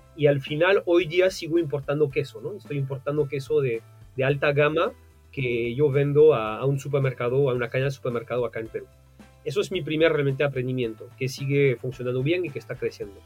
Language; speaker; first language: Spanish; non-native, fluent; French